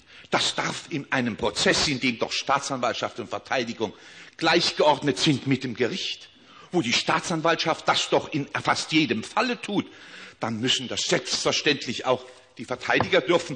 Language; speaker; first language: German; native; German